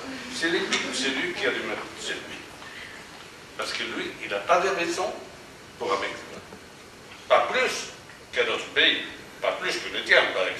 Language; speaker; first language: French; non-native, fluent; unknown